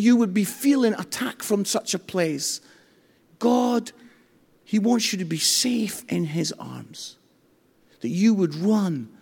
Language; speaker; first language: English; native; English